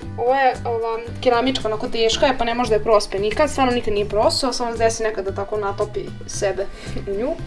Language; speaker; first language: Serbian; early bilingual, heritage; Serbian